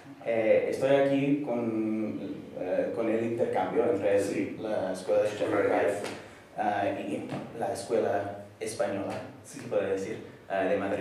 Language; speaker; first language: Spanish; non-native, fluent; English